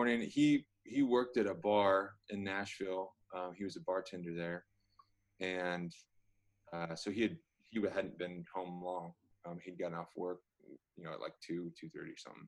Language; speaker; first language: English; native; English